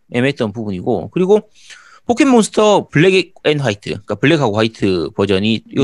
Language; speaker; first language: Korean; native; Korean